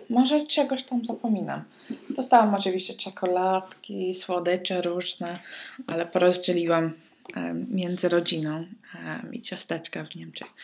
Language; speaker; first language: Polish; early bilingual, heritage; Polish